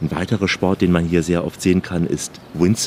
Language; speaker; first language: German; native; German